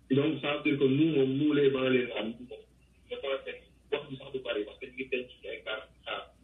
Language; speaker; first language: Wolof; native; Wolof